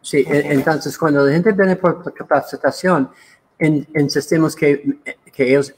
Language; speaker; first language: Spanish; non-native, learner; English